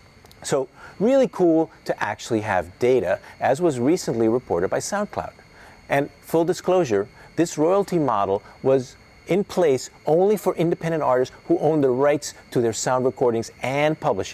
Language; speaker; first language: English; native; English